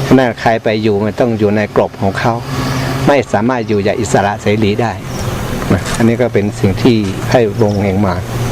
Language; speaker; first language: Thai; non-native, local second language; Hmong